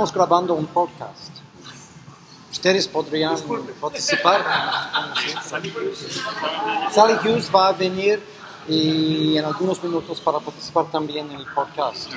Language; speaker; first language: Spanish; non-native, fluent; English